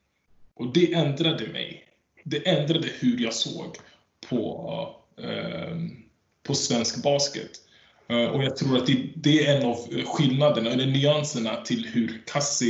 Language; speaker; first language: Swedish; early bilingual, other home language; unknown